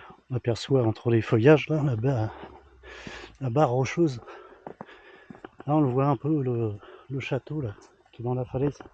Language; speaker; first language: French; native; French